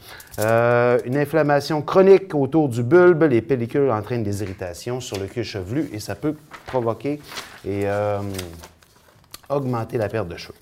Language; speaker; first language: French; native; French